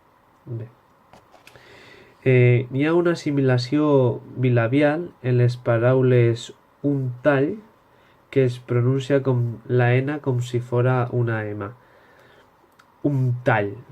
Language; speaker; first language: Catalan; non-native, local second language; Spanish